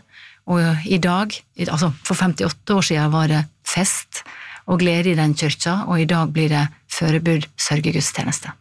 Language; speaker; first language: Norwegian; native; Norwegian